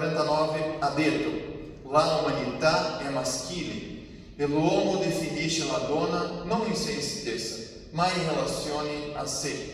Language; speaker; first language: Italian; non-native, fluent; Portuguese